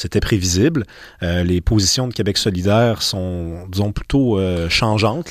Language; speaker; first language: French; native; French